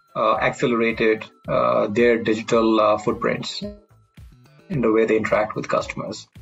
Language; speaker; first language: English; non-native, local second language; Hindi